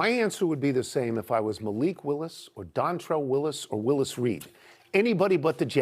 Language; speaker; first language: English; native; English